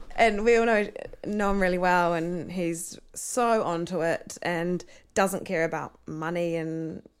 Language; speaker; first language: English; native; English